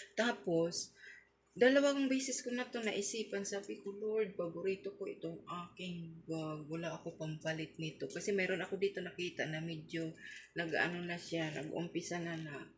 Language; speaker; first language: Filipino; non-native, local second language; Waray